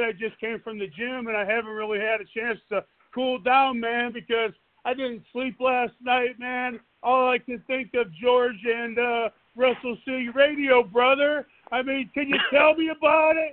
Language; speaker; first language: English; native; English